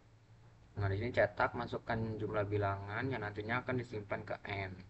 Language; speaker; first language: Indonesian; native; Indonesian